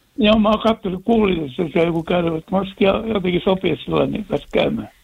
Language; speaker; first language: Finnish; native; Finnish